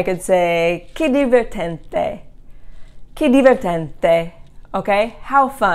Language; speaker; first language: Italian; non-native, fluent; English